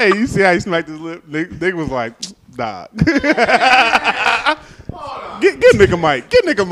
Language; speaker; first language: English; native; English